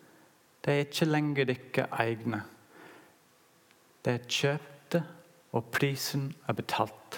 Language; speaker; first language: Norwegian; non-native, learner; English